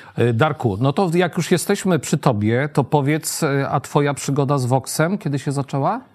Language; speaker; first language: Polish; native; Polish